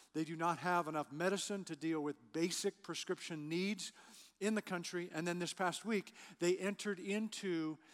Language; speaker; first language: English; native; English